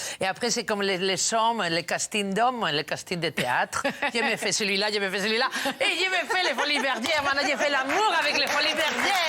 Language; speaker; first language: French; non-native, fluent; Spanish